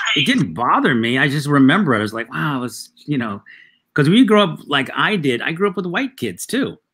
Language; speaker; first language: English; early bilingual, other home language; Spanish